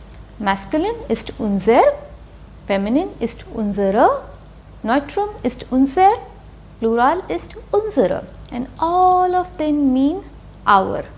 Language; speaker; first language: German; non-native, fluent; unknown